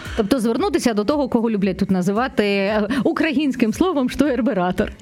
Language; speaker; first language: Ukrainian; native; Ukrainian